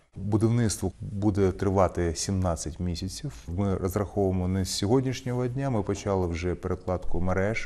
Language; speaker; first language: Ukrainian; non-native, local second language; Russian